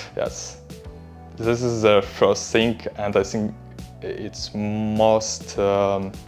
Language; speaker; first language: English; non-native, learner; Russian